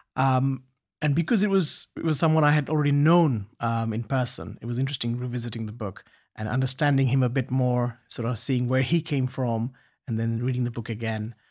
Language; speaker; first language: English; non-native, local second language; Bangla